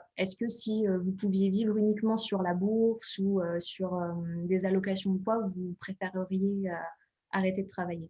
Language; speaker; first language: French; native; French